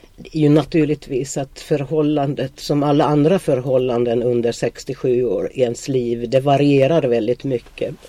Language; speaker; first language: Swedish; early bilingual, other home language; Finnish